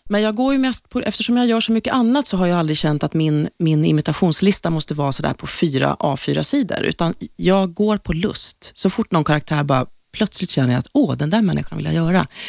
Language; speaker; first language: Swedish; native; Swedish